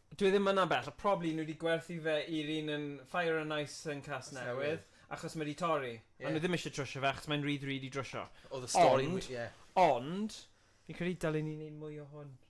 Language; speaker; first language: Welsh; native; Welsh